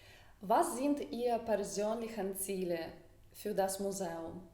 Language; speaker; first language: German; non-native, fluent; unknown